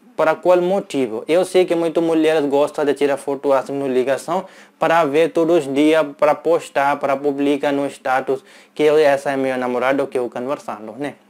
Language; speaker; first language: Portuguese; non-native, learner; Hindi